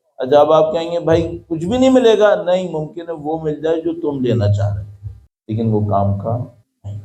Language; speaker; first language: Urdu; native; Urdu